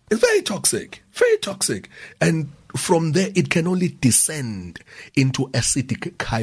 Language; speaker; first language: English; non-native, local second language; Zulu